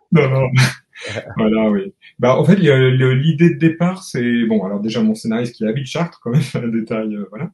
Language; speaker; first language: French; native; French